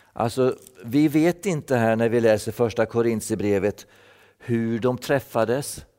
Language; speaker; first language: Swedish; native; Swedish